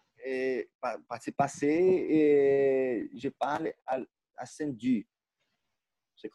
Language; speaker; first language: French; non-native, learner; Portuguese